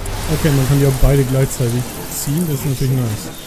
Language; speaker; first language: German; native; German